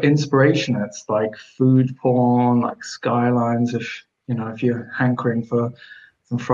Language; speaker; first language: English; native; English